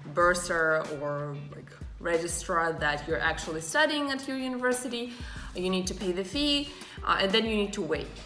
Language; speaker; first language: English; non-native, fluent; Russian